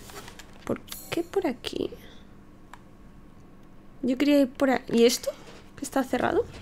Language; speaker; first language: Spanish; native; Spanish